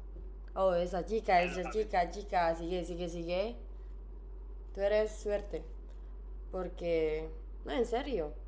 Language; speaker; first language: Spanish; non-native, learner; English